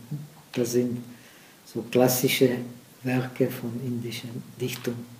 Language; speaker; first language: German; non-native, fluent; Czech